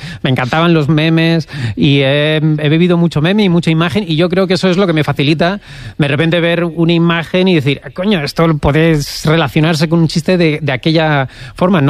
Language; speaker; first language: Spanish; native; Spanish